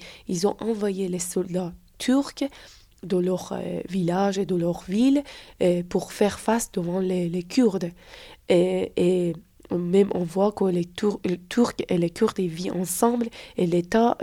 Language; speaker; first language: French; non-native, fluent; Persian